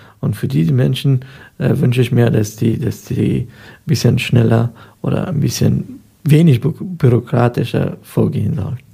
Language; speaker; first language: German; non-native, fluent; Persian